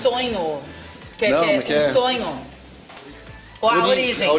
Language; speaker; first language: Portuguese; native; Portuguese